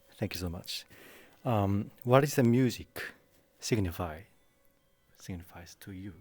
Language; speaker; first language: English; non-native, learner; Japanese